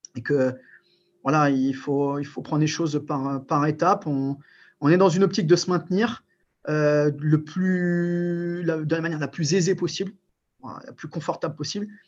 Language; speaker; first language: French; early bilingual, other home language; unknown